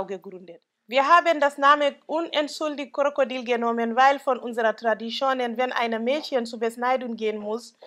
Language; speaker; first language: German; non-native, local second language; Mandingo